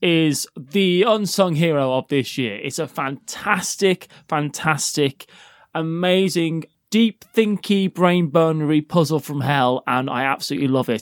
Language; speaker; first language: English; native; English